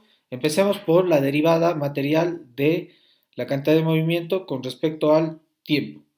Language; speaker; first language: Spanish; native; Spanish